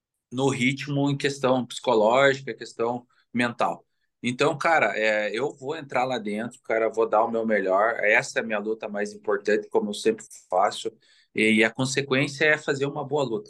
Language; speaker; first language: Portuguese; native; Portuguese